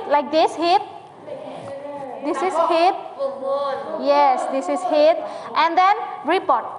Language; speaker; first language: English; non-native, learner; Indonesian